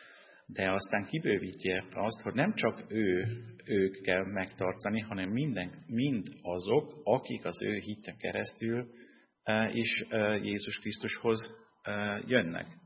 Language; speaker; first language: Hungarian; non-native, fluent; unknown